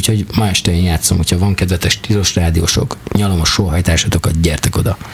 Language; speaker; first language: Hungarian; native; Hungarian